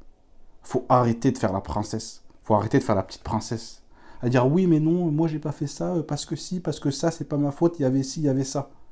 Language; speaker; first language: French; native; French